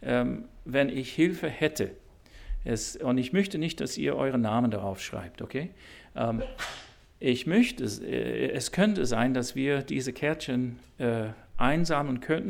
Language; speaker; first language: German; non-native, fluent; English